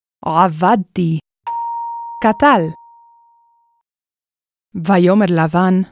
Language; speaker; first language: Hebrew; non-native, fluent; English